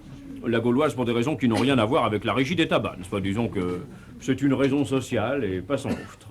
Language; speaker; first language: French; native; French